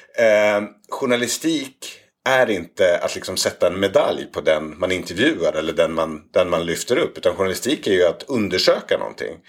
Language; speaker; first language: Swedish; native; Swedish